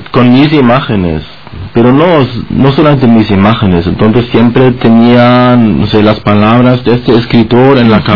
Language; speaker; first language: Spanish; non-native, fluent; German